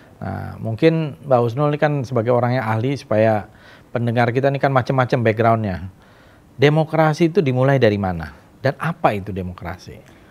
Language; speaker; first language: Indonesian; native; Indonesian